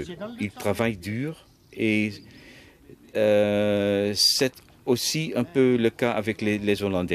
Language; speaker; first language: French; non-native, fluent; Dutch